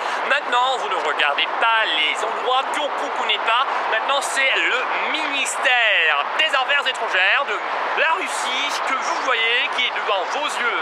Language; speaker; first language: French; non-native, fluent; Russian